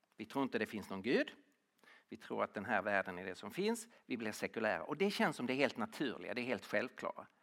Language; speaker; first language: Swedish; native; Swedish